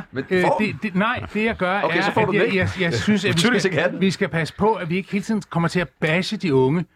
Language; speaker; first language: Danish; native; Danish